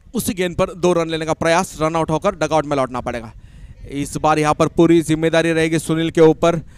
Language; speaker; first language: Hindi; non-native, local second language; Marathi